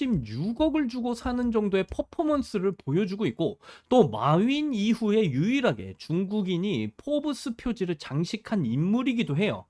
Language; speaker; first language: Korean; native; Korean